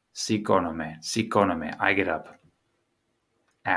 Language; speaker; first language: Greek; non-native, learner; English